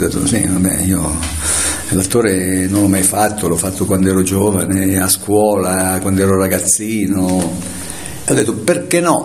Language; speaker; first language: Italian; native; Italian